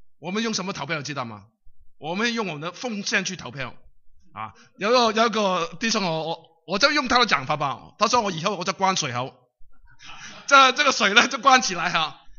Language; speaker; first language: Chinese; non-native, local second language; Cantonese